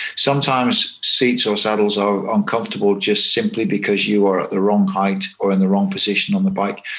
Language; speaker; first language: English; native; English